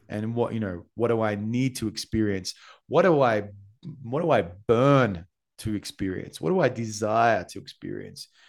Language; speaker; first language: English; native; English